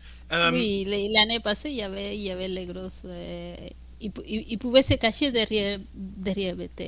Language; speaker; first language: French; non-native, fluent; Spanish